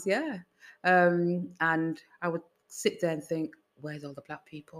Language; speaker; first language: English; native; English